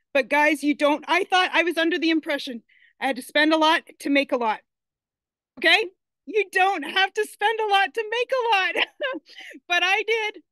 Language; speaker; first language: English; native; English